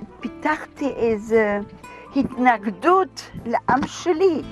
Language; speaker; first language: Hebrew; non-native, fluent; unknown